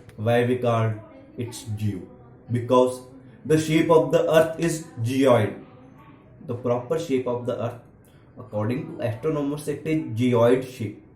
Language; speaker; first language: English; non-native, local second language; Punjabi